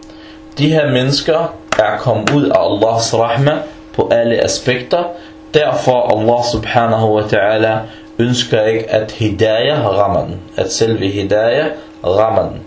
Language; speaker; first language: Danish; early bilingual, other home language; Arabic